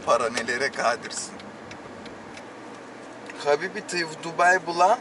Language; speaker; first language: Russian; non-native, learner; Turkish